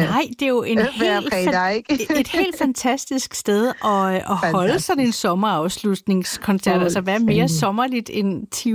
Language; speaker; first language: Danish; native; Danish